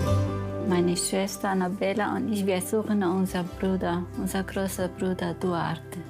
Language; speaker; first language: German; non-native, fluent; Portuguese